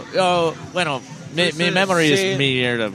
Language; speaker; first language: Spanish; non-native, learner; English